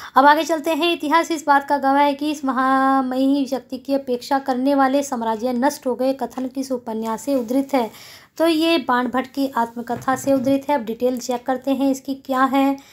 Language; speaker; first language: Hindi; native; Hindi